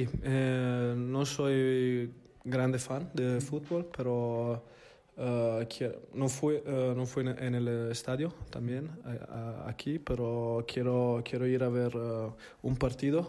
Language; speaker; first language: Spanish; non-native, learner; Italian